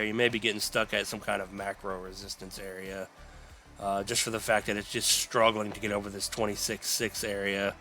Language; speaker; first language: English; native; English